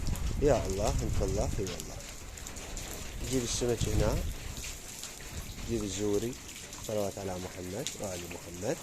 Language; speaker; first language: Arabic; native; Arabic